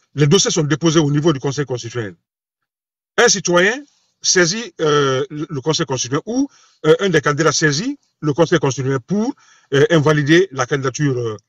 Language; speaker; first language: French; non-native, local second language; Bambara